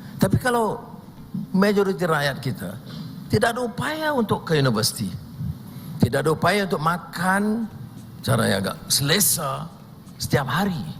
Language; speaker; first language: Malay; native; Malay